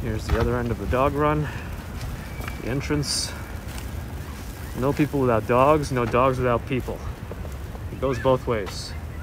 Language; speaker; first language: English; early bilingual, other home language; Russian